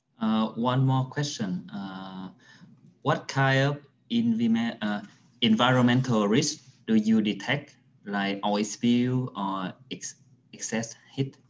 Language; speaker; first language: English; non-native, fluent; Vietnamese